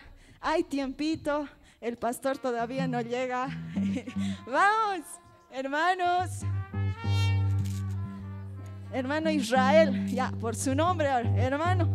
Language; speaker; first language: Spanish; native; Spanish